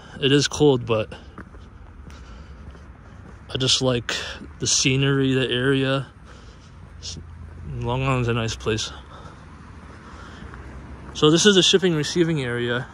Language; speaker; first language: English; native; English